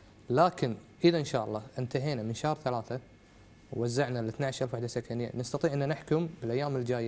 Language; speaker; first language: Arabic; native; Arabic